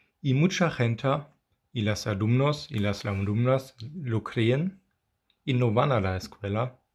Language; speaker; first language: Spanish; non-native, learner; German